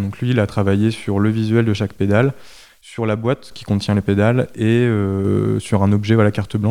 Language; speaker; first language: French; native; French